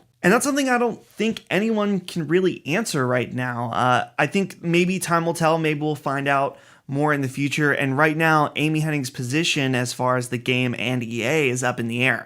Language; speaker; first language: English; native; English